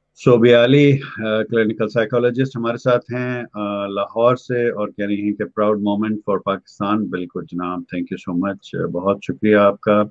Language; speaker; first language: Urdu; native; Urdu